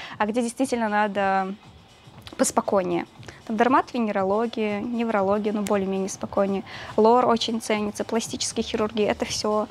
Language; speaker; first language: Russian; early bilingual, other home language; Azerbaijani